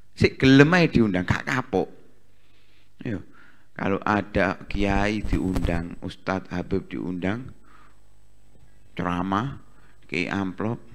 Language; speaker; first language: Indonesian; non-native, local second language; Javanese